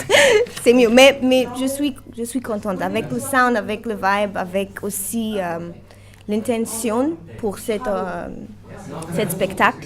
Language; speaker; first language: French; non-native, learner; English